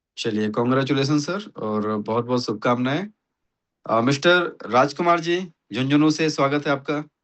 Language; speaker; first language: Hindi; native; Hindi